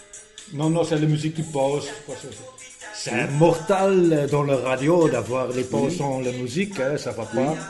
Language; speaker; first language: French; non-native, learner; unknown